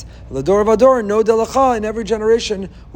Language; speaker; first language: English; native; English